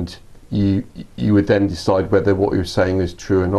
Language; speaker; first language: English; native; English